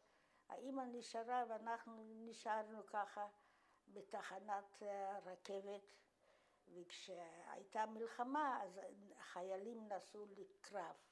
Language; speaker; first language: Hebrew; non-native, fluent; Polish